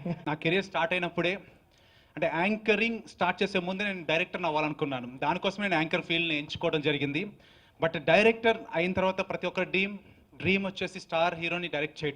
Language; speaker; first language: Telugu; native; Telugu